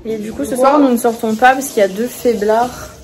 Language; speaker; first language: French; native; French